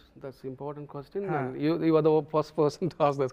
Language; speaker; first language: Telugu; non-native, local second language; Tamil